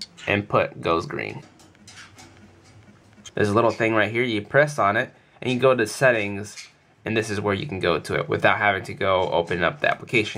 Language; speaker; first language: English; native; English